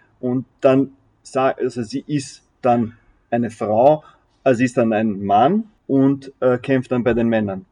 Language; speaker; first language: German; early bilingual, other home language; Serbian